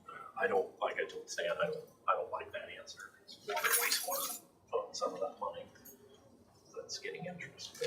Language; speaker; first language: English; native; English